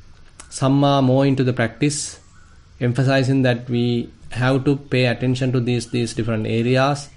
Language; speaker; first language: English; non-native, local second language; Sinhala